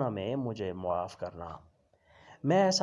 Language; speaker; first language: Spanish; non-native, fluent; Urdu